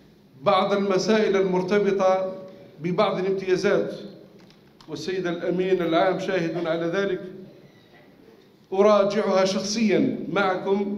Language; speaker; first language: Arabic; native; Arabic